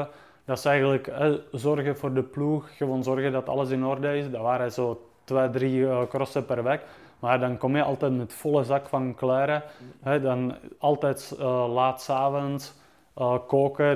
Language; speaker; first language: Dutch; non-native, fluent; Czech